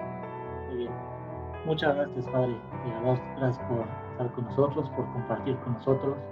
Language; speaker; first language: Spanish; native; Spanish